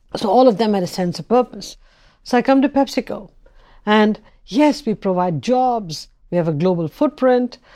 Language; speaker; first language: English; non-native, local second language; Tamil